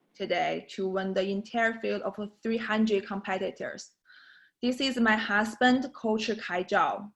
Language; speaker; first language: English; non-native, learner; Chinese